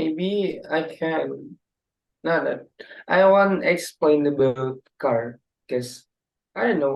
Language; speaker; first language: English; non-native, learner; Indonesian